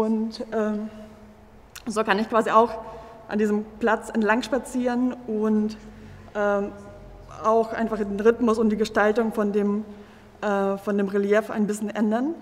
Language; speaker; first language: German; native; German